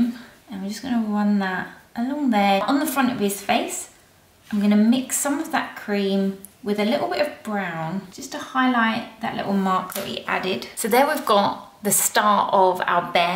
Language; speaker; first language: English; native; English